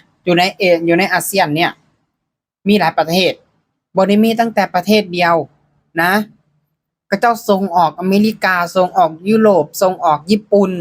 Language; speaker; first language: Thai; non-native, local second language; Lao